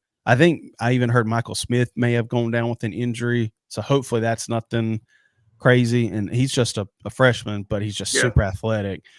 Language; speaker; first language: English; native; English